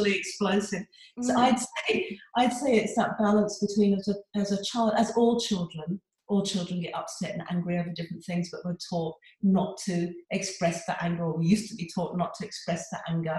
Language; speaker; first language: English; native; English